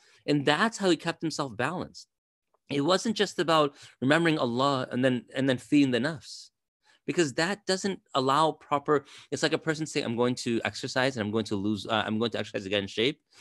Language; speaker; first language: English; native; English